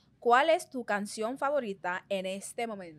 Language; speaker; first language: Spanish; non-native, learner; English